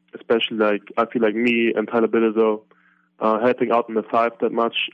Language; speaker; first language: English; non-native, fluent; German